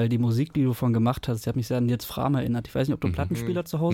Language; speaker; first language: German; native; German